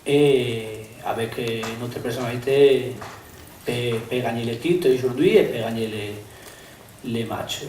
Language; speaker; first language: French; non-native, learner; Spanish